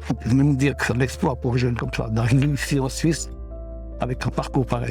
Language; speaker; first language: French; native; French